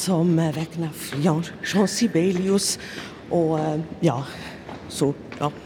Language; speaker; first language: Swedish; non-native, learner; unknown